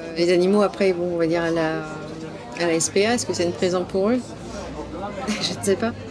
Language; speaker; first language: French; native; French